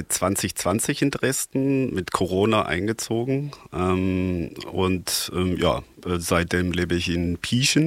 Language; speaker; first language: German; non-native, fluent; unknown